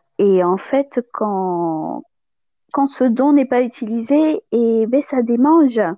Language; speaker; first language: French; non-native, local second language; Malagasy